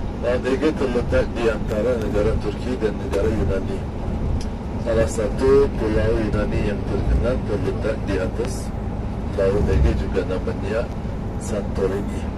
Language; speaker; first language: Indonesian; non-native, fluent; Turkish